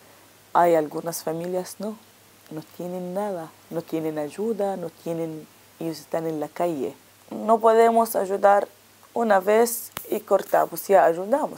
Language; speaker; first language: Spanish; non-native, learner; Arabic